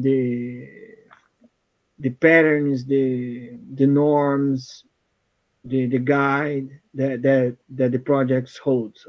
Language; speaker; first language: English; non-native, fluent; Portuguese